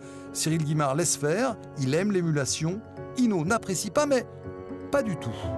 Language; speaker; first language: French; native; French